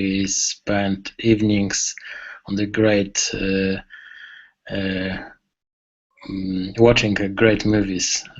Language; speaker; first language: English; non-native, learner; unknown